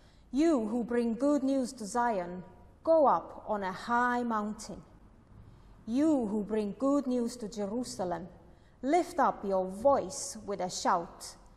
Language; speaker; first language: English; non-native, fluent; Estonian